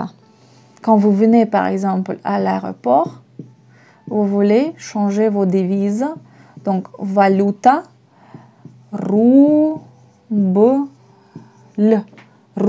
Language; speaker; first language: French; non-native, fluent; Russian